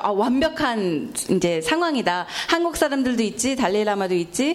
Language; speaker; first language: Korean; native; Korean